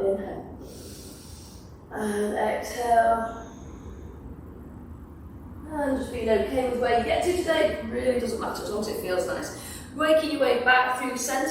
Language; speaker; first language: English; native; English